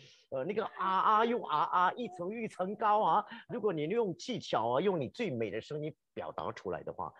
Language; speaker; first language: Chinese; native; Chinese